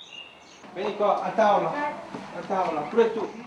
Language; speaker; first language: Italian; non-native, learner; Korean